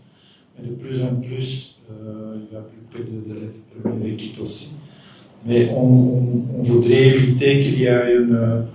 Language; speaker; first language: French; non-native, local second language; Dutch